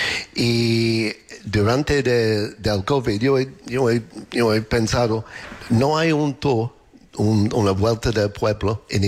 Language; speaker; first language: Spanish; non-native, learner; English